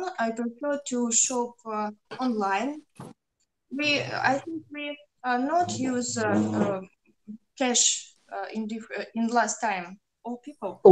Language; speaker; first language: English; non-native, learner; Russian